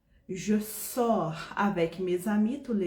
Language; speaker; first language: French; non-native, fluent; Portuguese